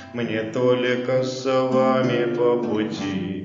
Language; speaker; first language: Russian; non-native, local second language; Azerbaijani